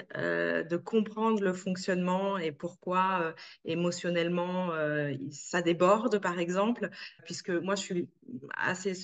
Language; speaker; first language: French; native; French